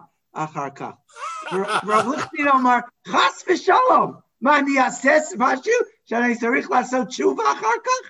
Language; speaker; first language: Hebrew; non-native, fluent; English